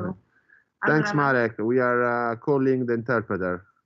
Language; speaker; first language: English; non-native, fluent; Italian